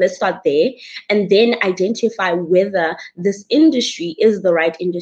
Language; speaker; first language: English; non-native, local second language; Tswana